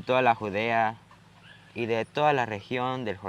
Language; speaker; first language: Spanish; native; Spanish